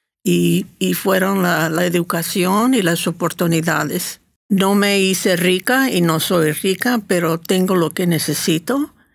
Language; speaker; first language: Spanish; early bilingual, heritage; Spanish